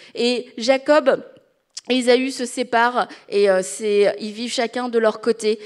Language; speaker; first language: French; native; French